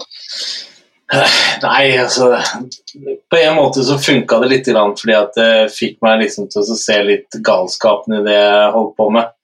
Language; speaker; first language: Norwegian; native; Norwegian